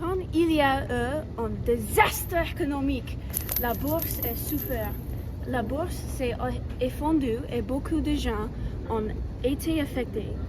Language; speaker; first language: French; non-native, learner; English